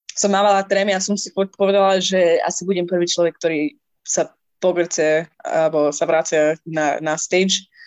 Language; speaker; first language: Slovak; non-native, fluent; Persian